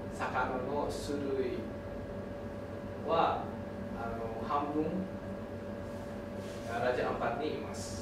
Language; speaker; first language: Japanese; non-native, learner; Indonesian